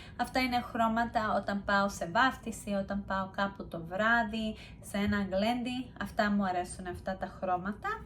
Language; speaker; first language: Greek; early bilingual, heritage; Greek